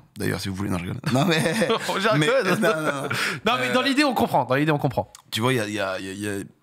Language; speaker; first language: French; native; French